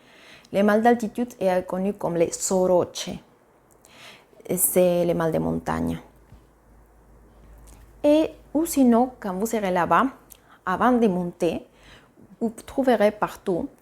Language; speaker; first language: French; non-native, fluent; Spanish